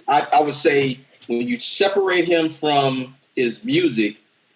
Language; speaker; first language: English; native; English